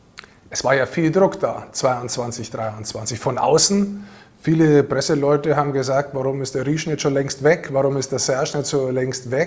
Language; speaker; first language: German; native; German